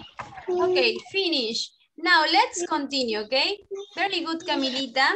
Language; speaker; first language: English; non-native, learner; Spanish